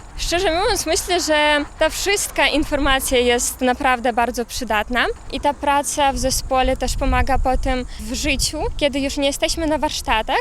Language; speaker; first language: Polish; non-native, fluent; Ukrainian